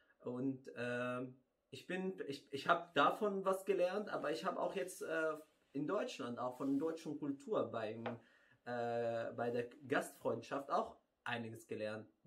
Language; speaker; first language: German; non-native, fluent; Arabic